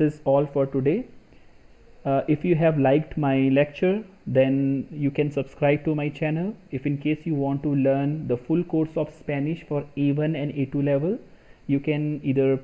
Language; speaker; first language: English; non-native, local second language; Hindi